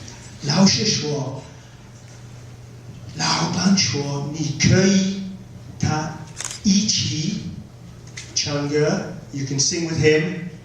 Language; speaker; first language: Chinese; non-native, learner; English